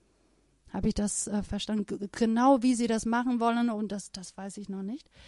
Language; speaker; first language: German; non-native, fluent; Persian